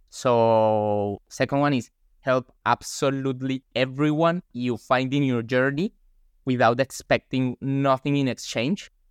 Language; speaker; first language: English; non-native, fluent; Spanish